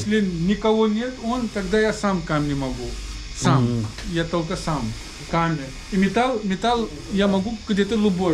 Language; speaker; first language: Russian; non-native, learner; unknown